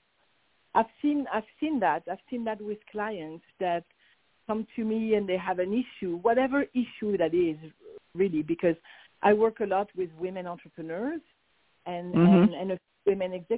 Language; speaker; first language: English; non-native, fluent; French